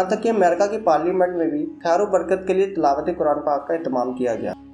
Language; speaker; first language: Urdu; native; Urdu